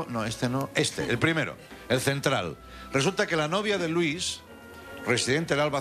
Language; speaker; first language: Spanish; native; Spanish